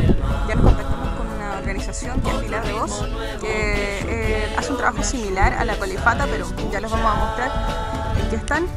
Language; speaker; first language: Spanish; native; Spanish